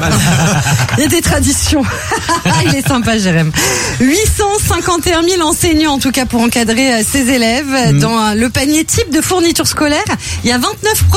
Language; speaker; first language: French; native; French